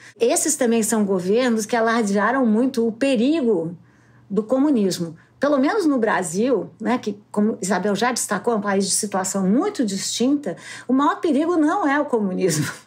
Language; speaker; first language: Portuguese; native; Portuguese